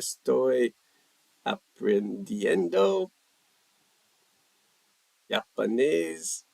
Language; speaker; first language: Spanish; non-native, learner; English